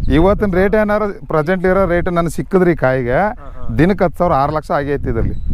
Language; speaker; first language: Kannada; native; Kannada